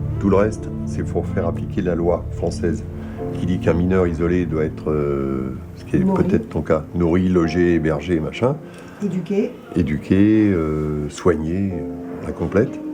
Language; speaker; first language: French; native; French